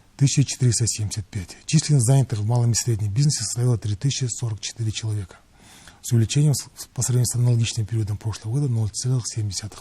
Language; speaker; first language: Russian; non-native, local second language; Kazakh